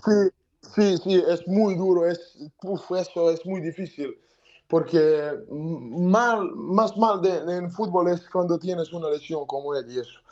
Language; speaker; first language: Spanish; non-native, learner; Serbian